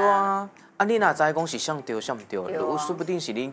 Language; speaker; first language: Chinese; non-native, local second language; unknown